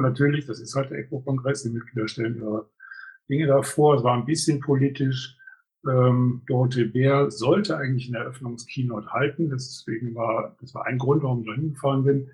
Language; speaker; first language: German; native; German